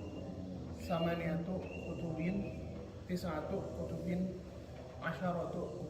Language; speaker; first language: Arabic; non-native, learner; Indonesian